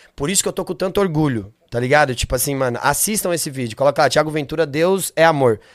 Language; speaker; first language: Portuguese; native; Portuguese